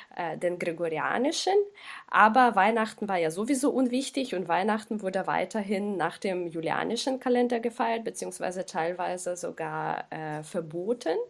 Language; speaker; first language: German; non-native, fluent; Ukrainian